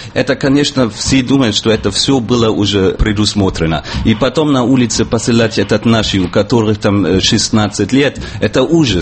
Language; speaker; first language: Russian; non-native, fluent; German